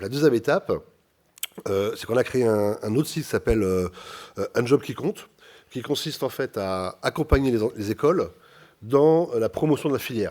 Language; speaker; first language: French; native; French